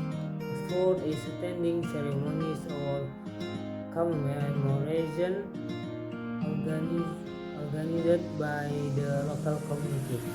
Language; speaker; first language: English; non-native, learner; Indonesian